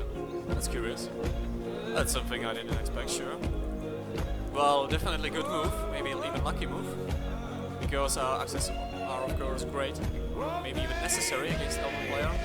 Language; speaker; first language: English; non-native, fluent; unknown